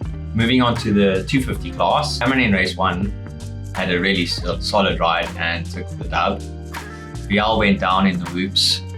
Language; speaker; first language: English; native; English